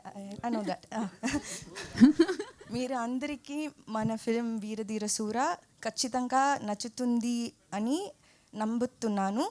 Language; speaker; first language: Telugu; non-native, learner; Tamil